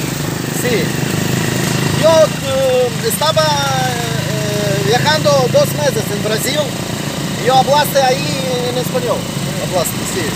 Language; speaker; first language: Spanish; non-native, learner; Russian